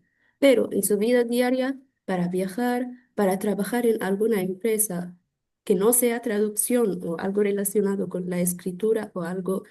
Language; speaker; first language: Spanish; non-native, fluent; Arabic